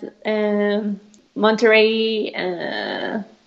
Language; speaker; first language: English; non-native, fluent; Spanish